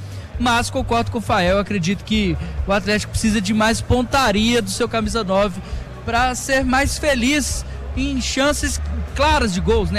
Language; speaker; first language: Portuguese; native; Portuguese